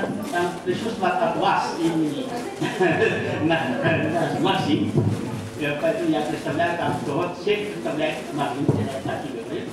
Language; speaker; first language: Russian; non-native, fluent; Nepali